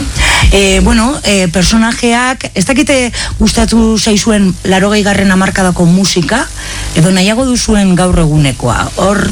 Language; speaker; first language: Basque; native; Basque